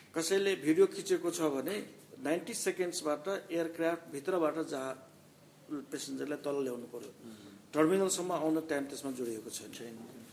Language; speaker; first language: Nepali; non-native, local second language; Maithili